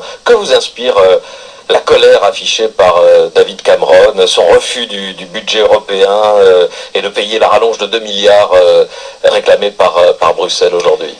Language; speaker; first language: French; native; French